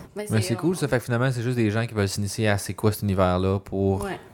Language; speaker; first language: French; native; French